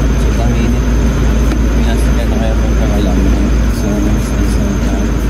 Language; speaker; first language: Filipino; non-native, local second language; Pampanga